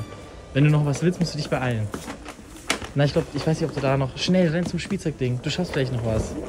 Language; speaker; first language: German; native; German